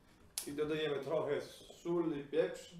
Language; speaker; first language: Polish; non-native, learner; Italian